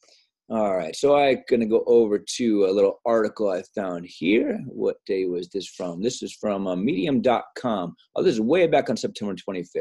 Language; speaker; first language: English; native; English